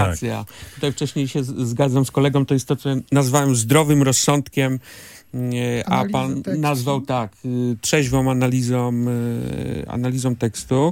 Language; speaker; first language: Polish; native; Polish